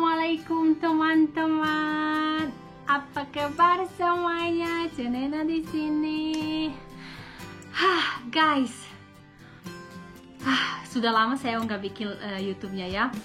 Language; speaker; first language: Indonesian; non-native, learner; English